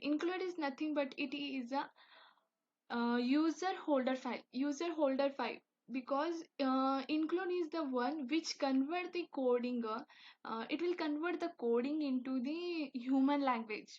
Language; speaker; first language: English; non-native, local second language; Hindi